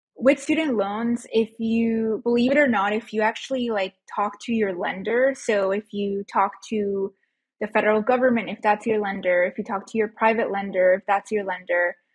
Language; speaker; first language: English; early bilingual, other home language; Spanish